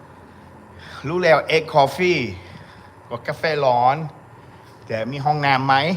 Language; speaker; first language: Thai; non-native, learner; English